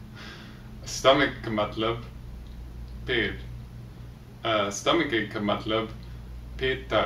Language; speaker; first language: Hindi; non-native, learner; English